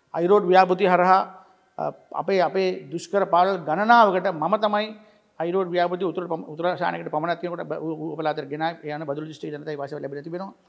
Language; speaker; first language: Sinhala; native; Sinhala